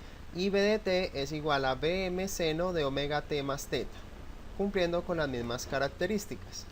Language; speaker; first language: Spanish; native; Spanish